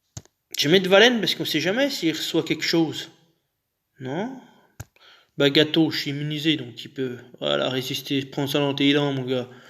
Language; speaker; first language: French; native; French